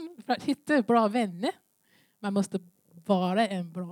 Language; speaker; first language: Swedish; non-native, learner; English